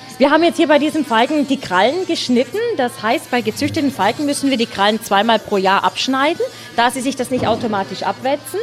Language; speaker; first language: German; native; German